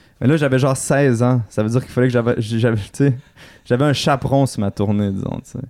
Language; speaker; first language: French; native; French